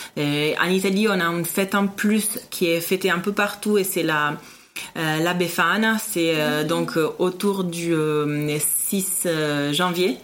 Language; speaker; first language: French; non-native, fluent; Italian